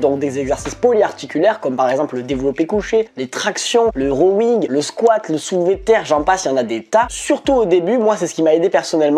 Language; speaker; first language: French; native; French